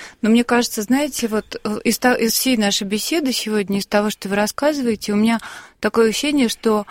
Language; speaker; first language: Russian; native; Russian